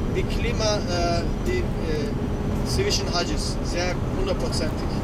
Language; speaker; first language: German; non-native, learner; Turkish